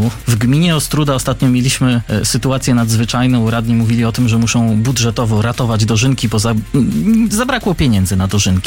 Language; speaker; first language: Polish; native; Polish